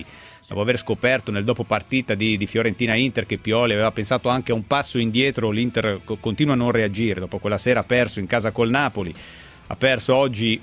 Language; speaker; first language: Italian; native; Italian